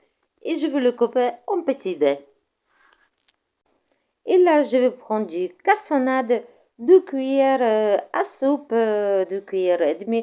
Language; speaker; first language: French; non-native, fluent; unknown